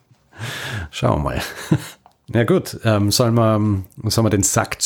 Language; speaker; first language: German; native; German